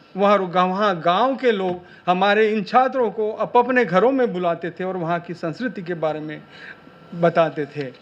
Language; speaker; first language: Hindi; non-native, local second language; Marathi